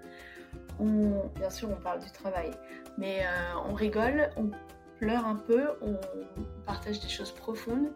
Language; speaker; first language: French; native; French